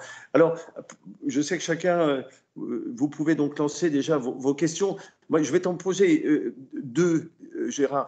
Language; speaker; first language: French; native; French